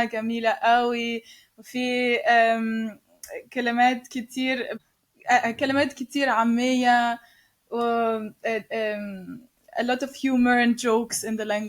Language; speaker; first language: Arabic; non-native, learner; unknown